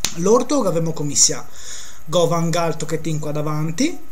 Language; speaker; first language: Italian; non-native, local second language; Venetian